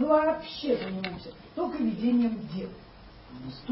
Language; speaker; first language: Russian; native; Russian